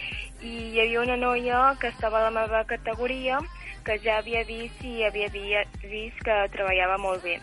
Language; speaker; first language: Catalan; early bilingual, heritage; Catalan